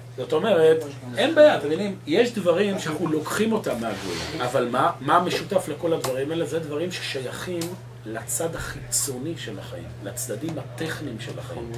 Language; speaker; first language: Hebrew; native; Hebrew